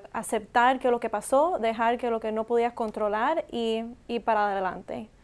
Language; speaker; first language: Spanish; non-native, learner; English